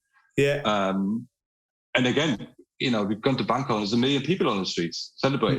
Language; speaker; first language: English; non-native, fluent; German